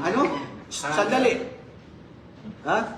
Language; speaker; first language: Filipino; non-native, local second language; Maranao